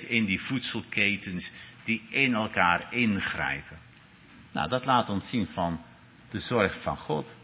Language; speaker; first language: Dutch; native; Dutch